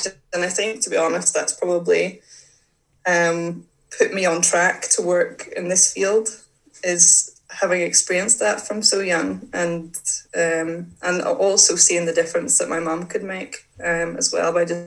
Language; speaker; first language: English; native; English